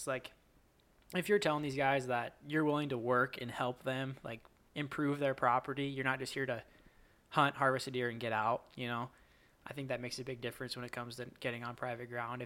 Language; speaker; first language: English; native; English